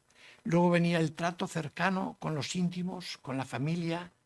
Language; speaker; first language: Spanish; native; Spanish